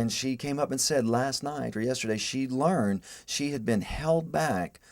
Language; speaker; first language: English; native; English